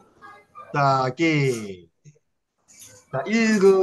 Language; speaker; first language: Spanish; non-native, learner; Korean